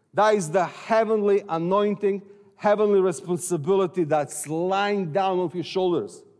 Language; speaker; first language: English; non-native, fluent; Serbian